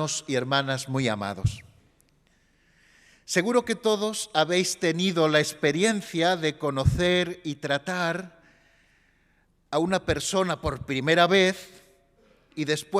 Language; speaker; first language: Spanish; native; Spanish